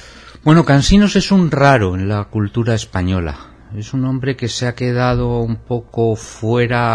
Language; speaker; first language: Spanish; native; Spanish